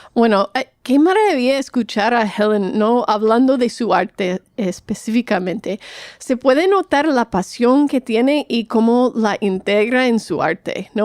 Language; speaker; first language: Spanish; non-native, fluent; English